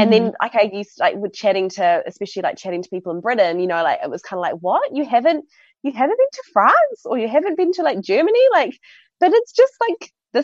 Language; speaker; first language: English; native; English